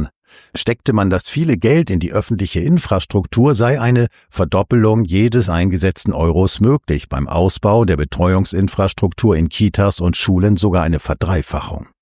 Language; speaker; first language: German; native; German